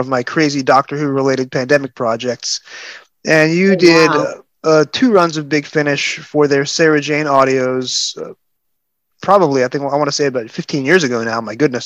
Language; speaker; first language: English; native; English